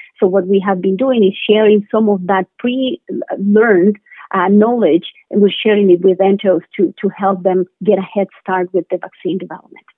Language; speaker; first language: English; non-native, fluent; Spanish